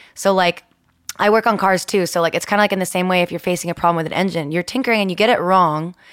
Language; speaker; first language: English; early bilingual, other home language; Spanish